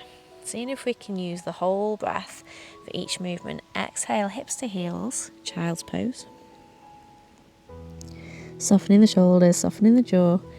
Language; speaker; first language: English; native; English